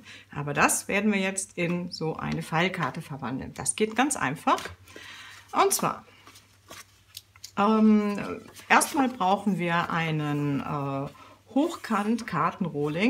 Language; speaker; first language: German; native; German